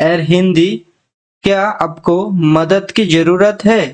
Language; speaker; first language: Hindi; non-native, fluent; Bangla